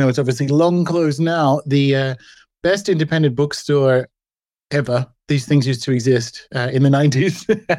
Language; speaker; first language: English; native; English